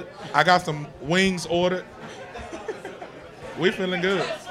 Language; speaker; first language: English; native; English